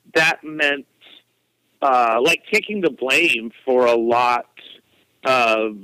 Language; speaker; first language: English; native; English